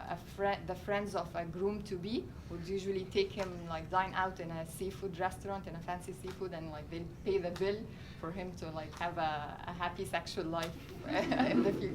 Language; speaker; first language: English; non-native, local second language; Arabic